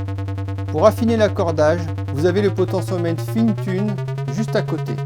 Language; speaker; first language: French; native; French